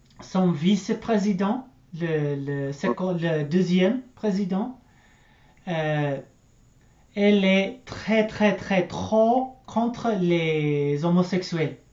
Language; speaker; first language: French; non-native, learner; English